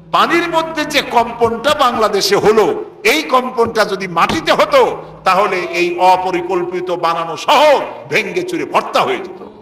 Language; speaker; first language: Bangla; native; Bangla